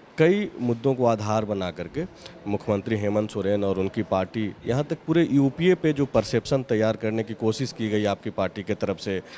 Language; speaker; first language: Hindi; native; Hindi